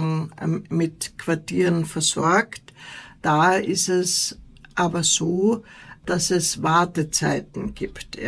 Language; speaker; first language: German; native; German